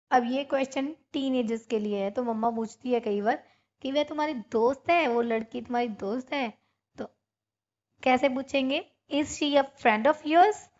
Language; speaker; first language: Hindi; non-native, local second language; Punjabi